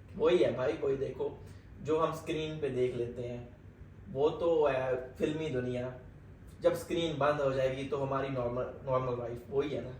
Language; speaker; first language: Hindi; non-native, local second language; Punjabi